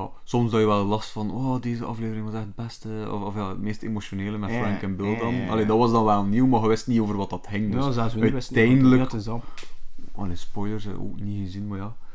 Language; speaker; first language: Dutch; native; Dutch